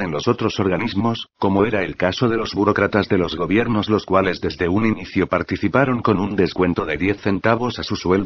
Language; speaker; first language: Spanish; native; Spanish